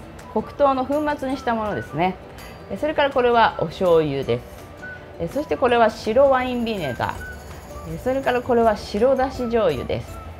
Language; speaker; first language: Japanese; native; Japanese